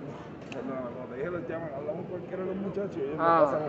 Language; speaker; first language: Spanish; native; Spanish